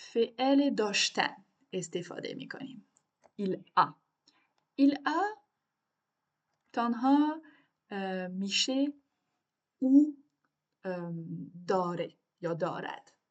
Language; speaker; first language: Persian; non-native, learner; French